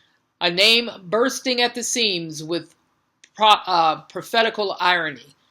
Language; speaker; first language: English; native; English